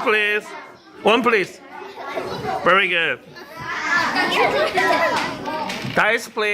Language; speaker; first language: English; non-native, fluent; Korean